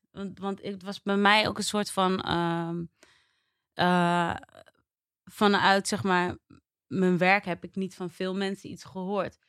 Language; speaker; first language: Dutch; native; Dutch